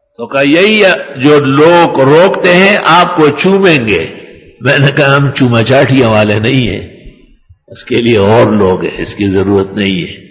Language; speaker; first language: Urdu; non-native, local second language; Pashto